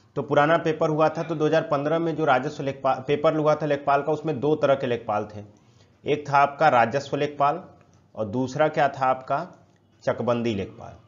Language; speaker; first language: Hindi; native; Hindi